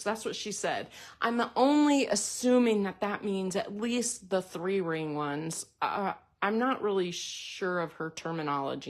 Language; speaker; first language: English; native; English